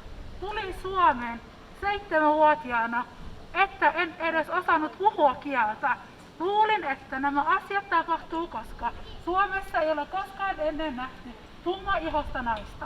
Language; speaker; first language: Finnish; early bilingual, other home language; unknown